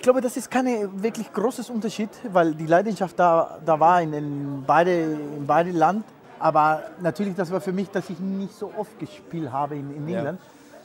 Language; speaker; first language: German; non-native, fluent; Spanish